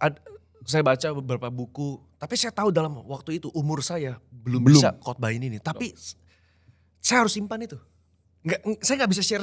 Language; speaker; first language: Indonesian; native; Indonesian